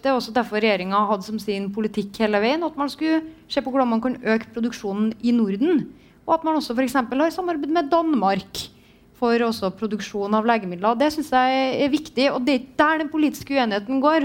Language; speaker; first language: Norwegian; native; Norwegian